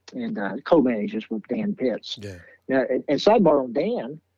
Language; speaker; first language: English; native; English